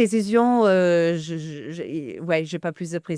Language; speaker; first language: French; non-native, fluent; English